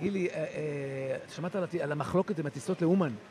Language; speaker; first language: Hebrew; native; Hebrew